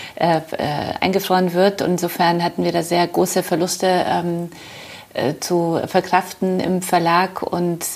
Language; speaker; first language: German; early bilingual, other home language; Polish